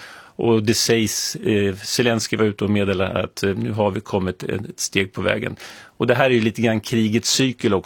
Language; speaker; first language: Swedish; native; Swedish